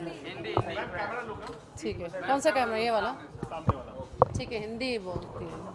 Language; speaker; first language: Hindi; early bilingual, heritage; English